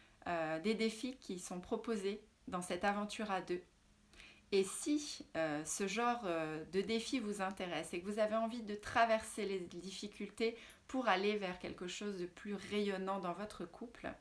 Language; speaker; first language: French; native; French